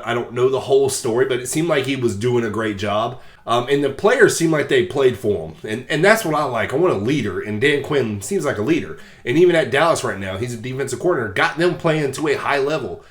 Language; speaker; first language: English; native; English